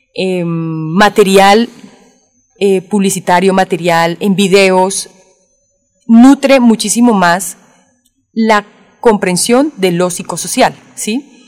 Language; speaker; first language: Spanish; native; Spanish